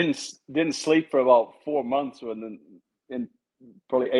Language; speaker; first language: English; native; English